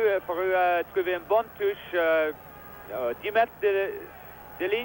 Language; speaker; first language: French; non-native, learner; English